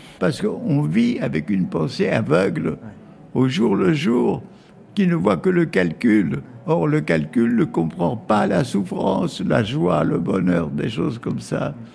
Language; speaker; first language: French; native; French